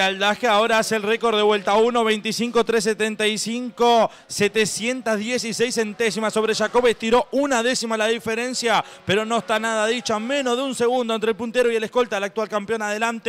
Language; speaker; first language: Spanish; native; Spanish